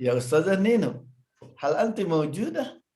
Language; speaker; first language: Arabic; non-native, fluent; Indonesian